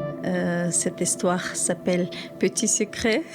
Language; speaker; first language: French; non-native, learner; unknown